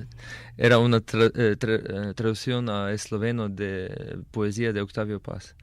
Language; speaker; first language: Spanish; non-native, fluent; Slovenian